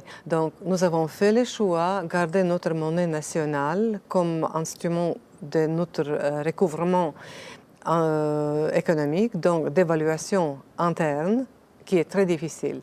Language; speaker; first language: French; non-native, fluent; Latvian